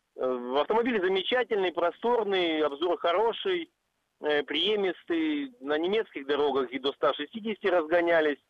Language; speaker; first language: Russian; native; Russian